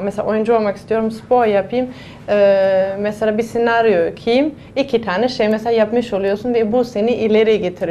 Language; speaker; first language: Turkish; non-native, fluent; German